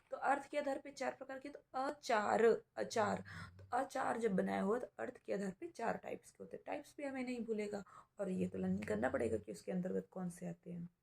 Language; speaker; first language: Hindi; native; Hindi